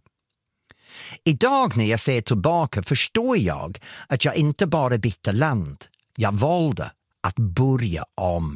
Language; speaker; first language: Swedish; non-native, fluent; English